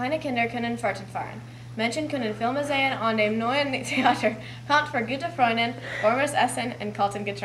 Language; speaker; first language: German; non-native, learner; English